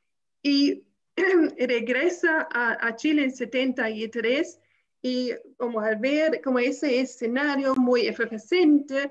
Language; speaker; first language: Spanish; non-native, fluent; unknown